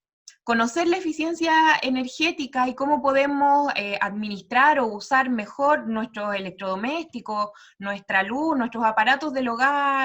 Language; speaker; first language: Spanish; native; Spanish